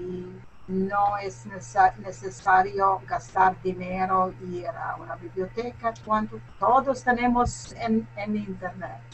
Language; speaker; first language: Spanish; non-native, learner; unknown